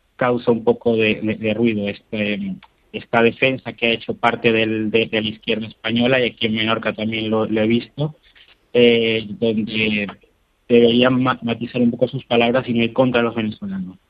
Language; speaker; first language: Spanish; native; Spanish